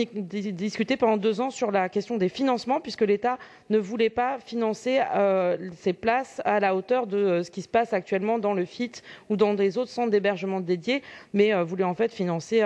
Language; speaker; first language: French; native; French